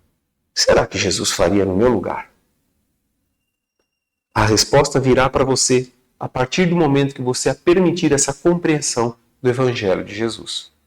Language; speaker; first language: Portuguese; native; Portuguese